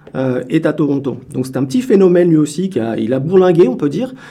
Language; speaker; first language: French; native; French